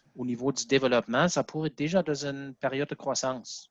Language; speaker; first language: French; non-native, fluent; German